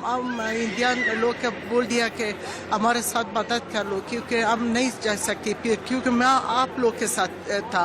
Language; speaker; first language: Hindi; non-native, learner; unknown